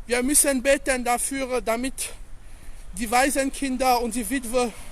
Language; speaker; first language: German; non-native, learner; French